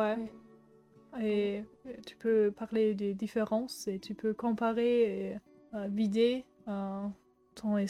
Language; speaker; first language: French; non-native, fluent; German